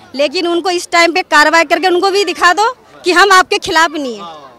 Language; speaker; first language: Hindi; native; Hindi